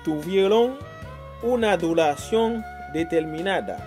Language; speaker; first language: Spanish; non-native, fluent; Haitian Creole